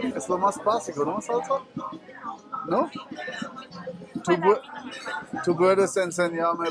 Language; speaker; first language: Spanish; non-native, learner; German